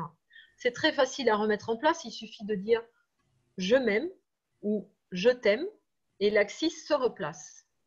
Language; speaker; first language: French; native; French